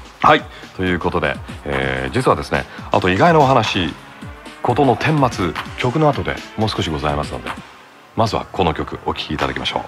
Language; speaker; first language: Japanese; early bilingual, heritage; Japanese